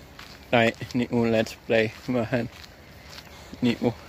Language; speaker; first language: Finnish; native; Finnish